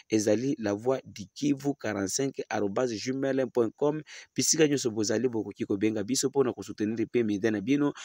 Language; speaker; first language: Lingala; non-native, local second language; Swahili